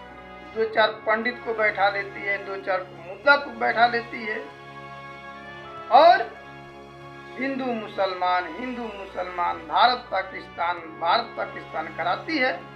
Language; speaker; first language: Hindi; native; Hindi